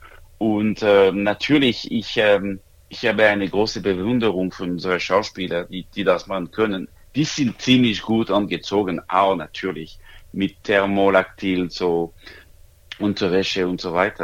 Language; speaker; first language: German; non-native, local second language; French